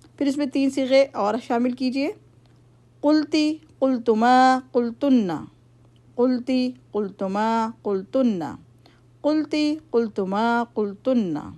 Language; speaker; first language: Urdu; native; Urdu